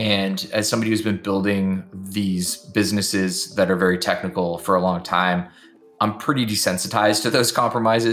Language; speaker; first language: English; native; English